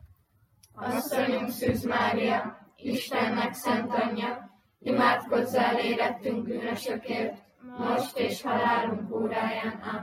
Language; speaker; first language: Hungarian; native; Hungarian